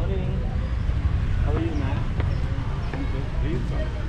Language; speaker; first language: English; non-native, learner; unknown